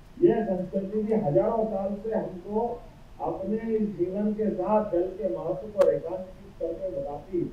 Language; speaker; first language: Hindi; native; Hindi